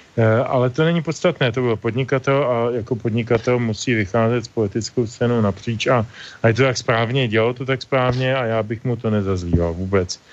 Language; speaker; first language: Czech; native; Czech